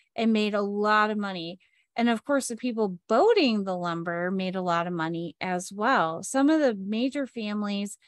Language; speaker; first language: English; native; English